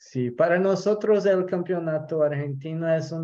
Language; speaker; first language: Spanish; non-native, local second language; Portuguese